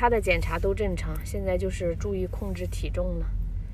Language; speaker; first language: Chinese; native; Chinese